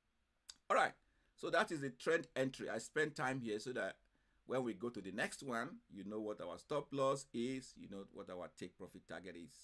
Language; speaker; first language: English; non-native, fluent; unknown